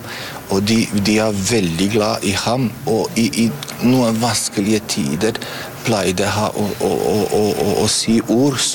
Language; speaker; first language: Norwegian; non-native, learner; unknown